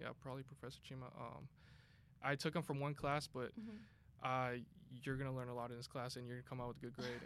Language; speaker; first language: English; native; English